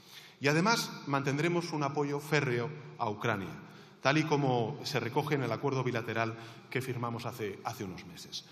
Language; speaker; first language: Spanish; native; Spanish